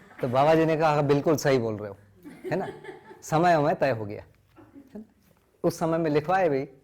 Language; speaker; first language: Hindi; non-native, local second language; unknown